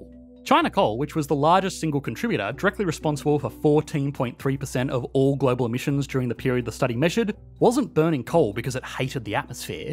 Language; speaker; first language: English; native; English